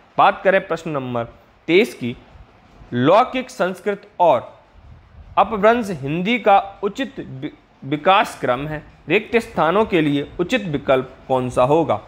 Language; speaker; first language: Hindi; native; Hindi